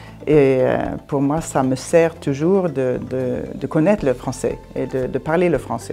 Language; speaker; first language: French; non-native, fluent; Swedish